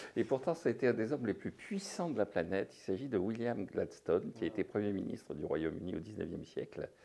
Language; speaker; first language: French; native; French